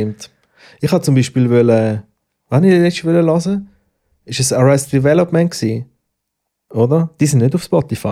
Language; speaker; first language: German; native; German